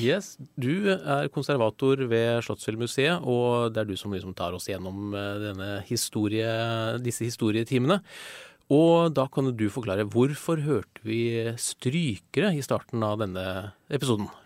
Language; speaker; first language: Norwegian; native; Norwegian